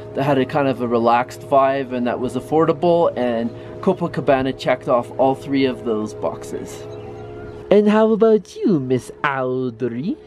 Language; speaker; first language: English; native; English